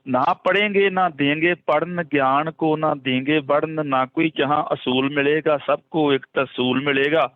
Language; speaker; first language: Hindi; non-native, local second language; Punjabi